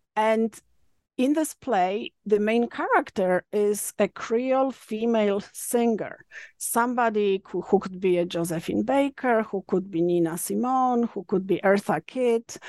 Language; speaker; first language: English; non-native, fluent; Polish